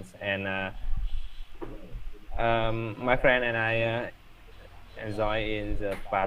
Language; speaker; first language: English; non-native, learner; Vietnamese